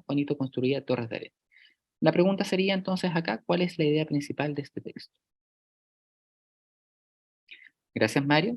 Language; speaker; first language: Spanish; native; Spanish